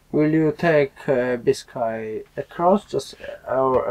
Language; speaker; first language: English; non-native, learner; Polish